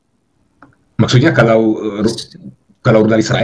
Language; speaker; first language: Indonesian; non-native, fluent; Hebrew